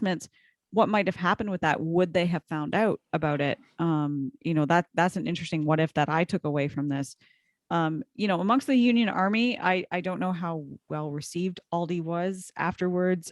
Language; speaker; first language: English; native; English